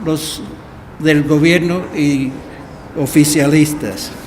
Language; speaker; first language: Spanish; early bilingual, heritage; Spanish